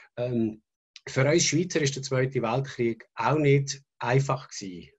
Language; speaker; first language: German; native; German